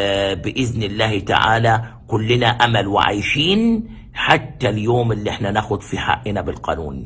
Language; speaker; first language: Arabic; native; Arabic